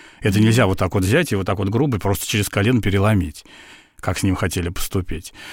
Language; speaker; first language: Russian; native; Russian